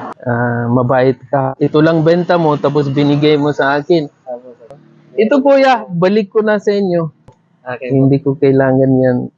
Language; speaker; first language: Filipino; non-native, learner; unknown